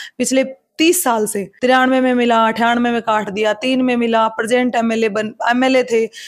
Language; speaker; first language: Hindi; native; Hindi